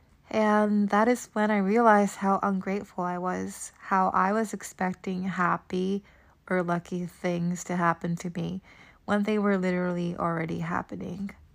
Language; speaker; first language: English; native; English